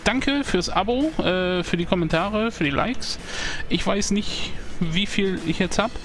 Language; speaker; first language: German; native; German